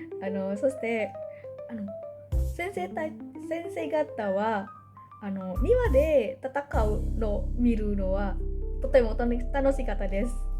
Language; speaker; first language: Japanese; non-native, learner; Indonesian